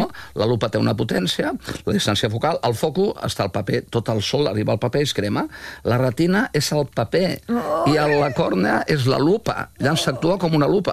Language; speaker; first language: Catalan; native; Catalan